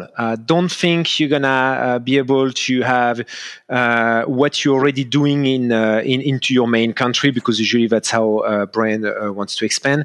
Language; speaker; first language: English; non-native, fluent; French